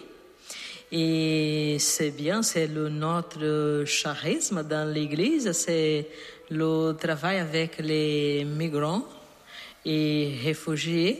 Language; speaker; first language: French; non-native, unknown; Portuguese